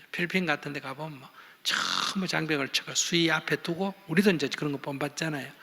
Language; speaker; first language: Korean; native; Korean